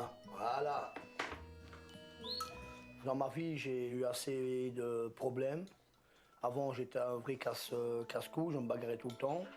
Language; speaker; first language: French; native; French